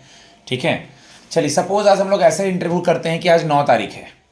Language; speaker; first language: Hindi; native; Hindi